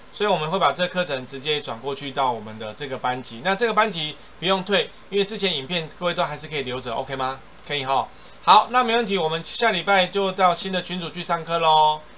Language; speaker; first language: Chinese; native; Chinese